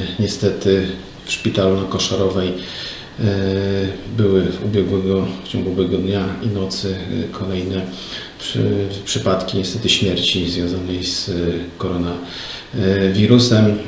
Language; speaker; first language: Polish; native; Polish